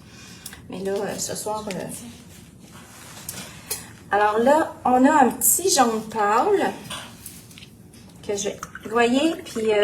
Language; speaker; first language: French; native; French